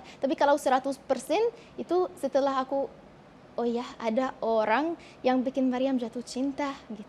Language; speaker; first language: Indonesian; non-native, fluent; Arabic